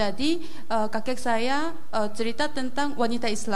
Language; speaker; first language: Indonesian; non-native, fluent; Korean